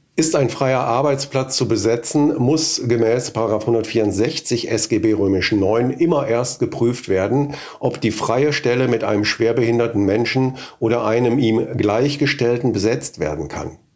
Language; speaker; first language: German; native; German